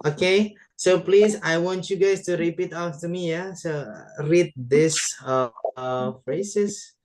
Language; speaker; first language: English; non-native, fluent; Indonesian